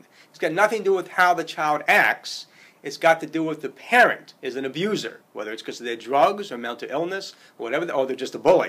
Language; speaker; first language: English; native; English